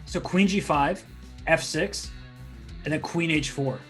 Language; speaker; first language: English; native; English